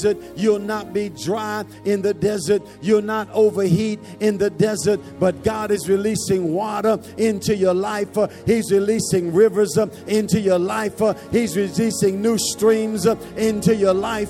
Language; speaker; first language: English; native; English